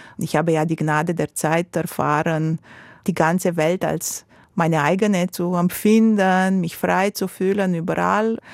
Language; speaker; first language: German; non-native, fluent; Romanian